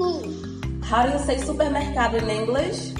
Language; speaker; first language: English; non-native, fluent; Portuguese